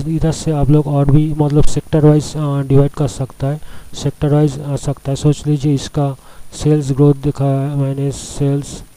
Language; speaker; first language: Hindi; non-native, local second language; Bangla